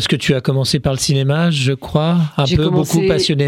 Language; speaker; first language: French; native; French